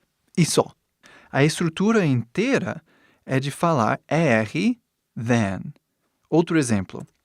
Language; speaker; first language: Portuguese; non-native, fluent; English